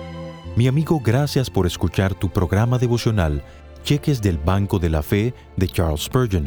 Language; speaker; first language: Spanish; native; Spanish